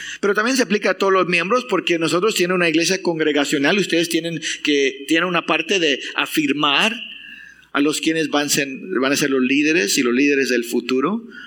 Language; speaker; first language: Spanish; non-native, fluent; English